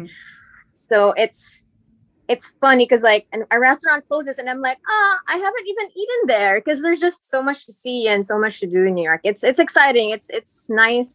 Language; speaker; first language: English; non-native, local second language; Filipino